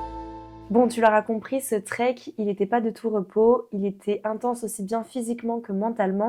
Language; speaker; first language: French; native; French